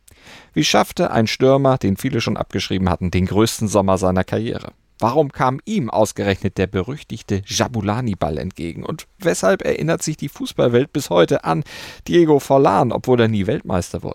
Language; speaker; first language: German; native; German